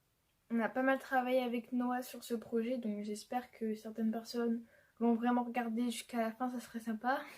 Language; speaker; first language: French; native; French